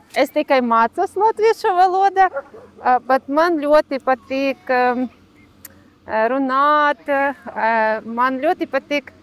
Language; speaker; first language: Latvian; non-native, learner; Ukrainian